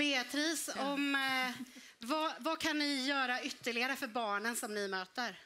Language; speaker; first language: Swedish; native; Swedish